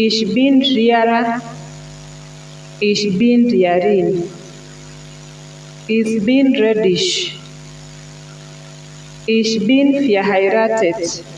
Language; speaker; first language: German; non-native, learner; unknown